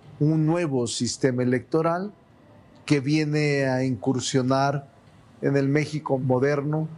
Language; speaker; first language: Spanish; native; Spanish